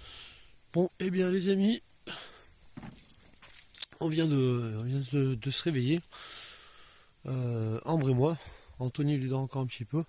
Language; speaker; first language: French; native; French